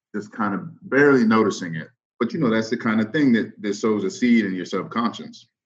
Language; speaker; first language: English; native; English